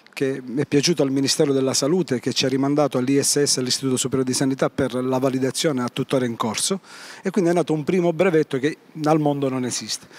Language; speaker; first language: Italian; native; Italian